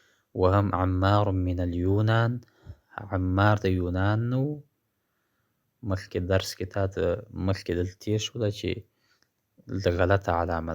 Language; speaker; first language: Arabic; non-native, fluent; Pashto